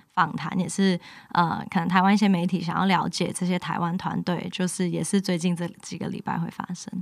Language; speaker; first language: Chinese; non-native, local second language; Cantonese